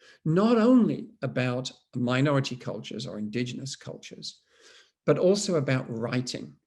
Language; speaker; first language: English; native; English